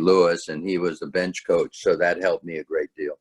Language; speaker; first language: English; native; English